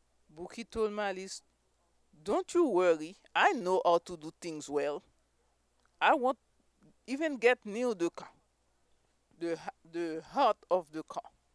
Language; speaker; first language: English; non-native, fluent; Haitian Creole